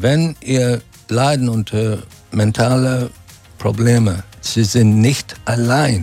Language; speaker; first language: German; non-native, fluent; English